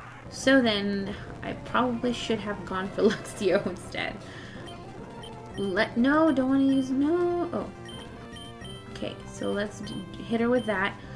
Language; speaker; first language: English; early bilingual, other home language; Spanish